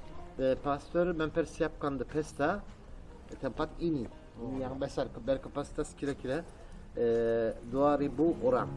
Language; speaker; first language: Indonesian; non-native, learner; Turkish